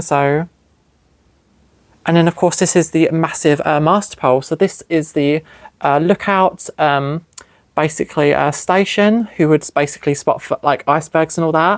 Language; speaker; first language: English; native; English